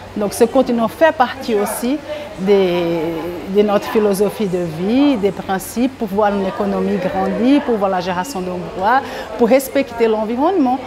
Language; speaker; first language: French; non-native, fluent; Portuguese